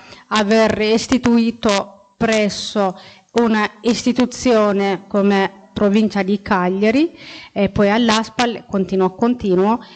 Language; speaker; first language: Italian; non-native, fluent; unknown